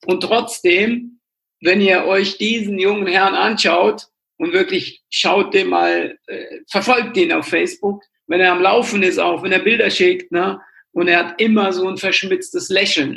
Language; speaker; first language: German; native; German